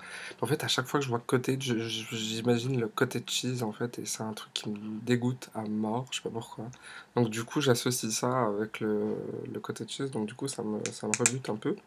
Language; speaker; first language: French; native; French